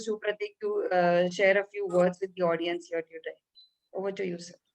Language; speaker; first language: English; non-native, local second language; Marathi